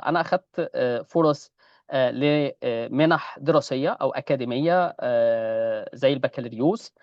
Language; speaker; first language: Arabic; native; Arabic